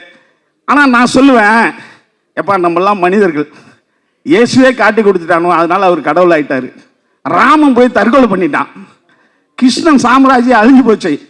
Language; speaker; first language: Tamil; native; Tamil